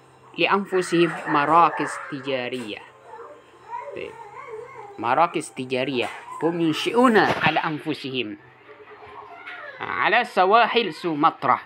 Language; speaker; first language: Arabic; non-native, fluent; Indonesian